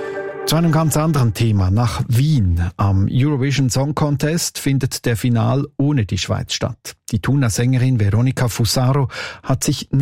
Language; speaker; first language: German; native; German